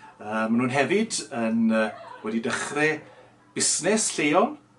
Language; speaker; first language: Welsh; native; Welsh